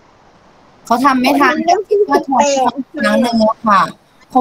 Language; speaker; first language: Thai; native; Thai